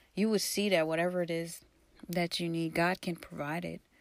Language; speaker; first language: English; early bilingual, other home language; Haitian Creole